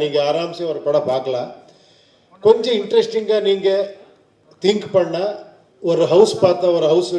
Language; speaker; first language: Tamil; non-native, learner; Kannada